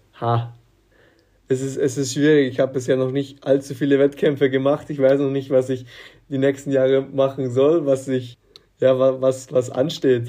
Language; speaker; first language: German; native; German